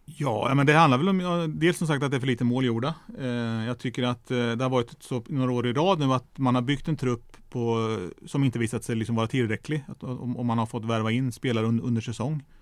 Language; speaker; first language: Swedish; native; Swedish